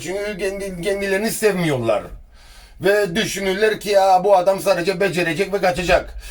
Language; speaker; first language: Turkish; early bilingual, heritage; Turkish